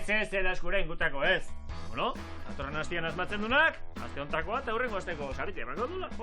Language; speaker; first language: Basque; native; Basque